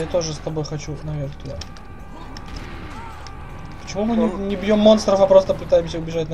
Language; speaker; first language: Russian; native; Russian